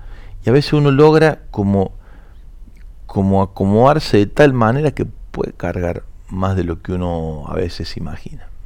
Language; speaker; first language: Spanish; native; Spanish